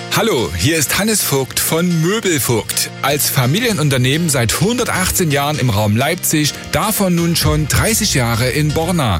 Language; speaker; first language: German; native; German